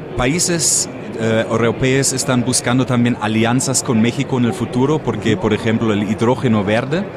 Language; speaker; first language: Spanish; non-native, fluent; German